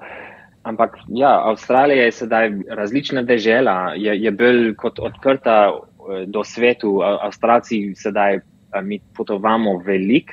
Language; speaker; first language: Slovenian; early bilingual, heritage; English